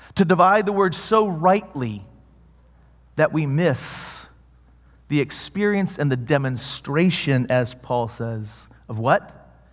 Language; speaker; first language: English; native; English